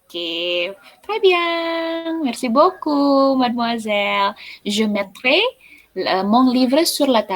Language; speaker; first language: French; non-native, fluent; Indonesian